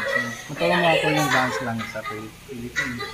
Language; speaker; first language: Filipino; non-native, learner; Punjabi